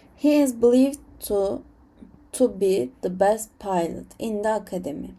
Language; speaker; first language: English; non-native, learner; Turkish